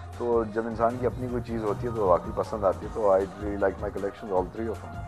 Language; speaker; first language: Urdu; non-native, local second language; Sindhi